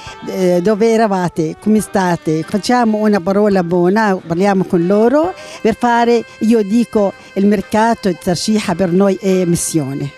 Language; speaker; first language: Italian; non-native, learner; Arabic